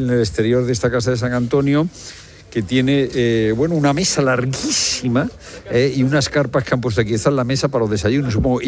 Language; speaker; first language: Spanish; native; Spanish